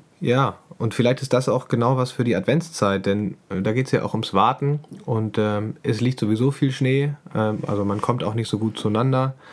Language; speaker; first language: German; native; German